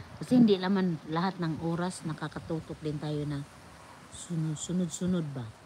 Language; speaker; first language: Filipino; non-native, local second language; Cebuano